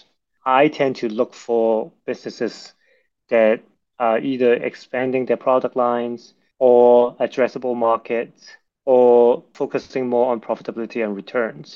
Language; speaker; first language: English; non-native, local second language; Cantonese